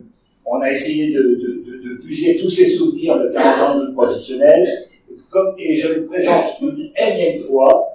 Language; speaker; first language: French; native; French